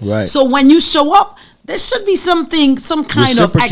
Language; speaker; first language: English; native; English